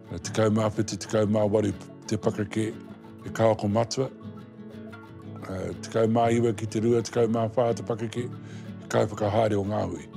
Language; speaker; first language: Māori; non-native, local second language; English